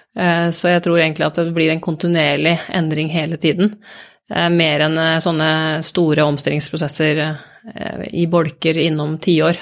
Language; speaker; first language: Norwegian; native; Norwegian